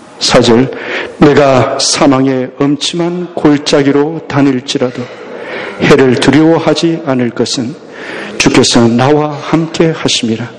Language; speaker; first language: Korean; native; Korean